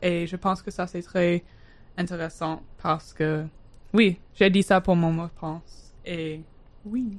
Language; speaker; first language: French; non-native, learner; English